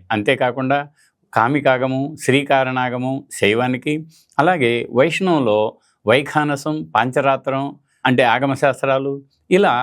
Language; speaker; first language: Telugu; native; Telugu